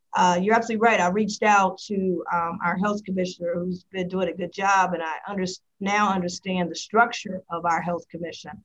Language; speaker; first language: English; native; English